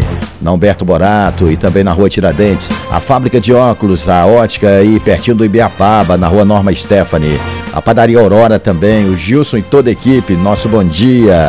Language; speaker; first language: Portuguese; native; Portuguese